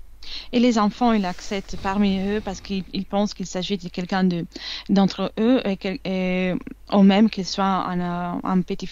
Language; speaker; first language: French; non-native, fluent; Italian